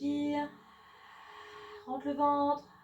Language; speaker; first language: French; native; French